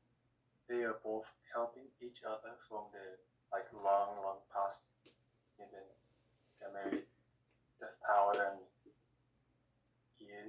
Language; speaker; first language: English; non-native, learner; Korean